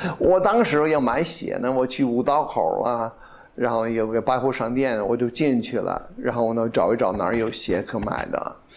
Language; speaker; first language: Chinese; non-native, fluent; English